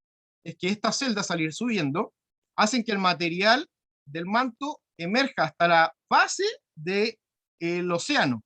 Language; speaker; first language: Spanish; native; Spanish